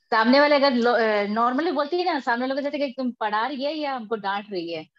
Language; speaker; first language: Hindi; non-native, local second language; Gujarati